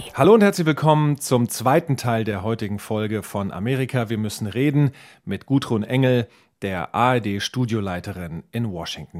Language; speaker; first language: German; native; German